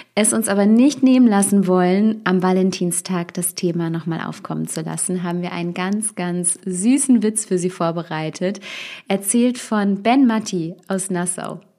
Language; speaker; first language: German; native; German